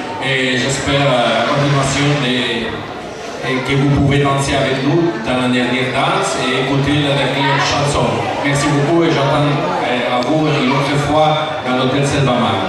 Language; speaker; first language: French; non-native, learner; Galician